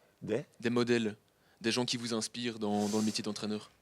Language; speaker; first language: French; native; French